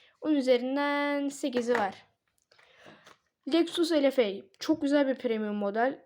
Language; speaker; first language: Turkish; native; Turkish